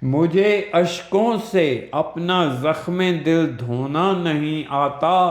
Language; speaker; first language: Urdu; non-native, local second language; Punjabi